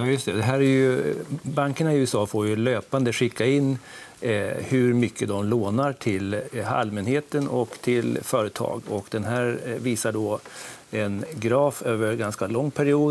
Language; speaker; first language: Swedish; native; Swedish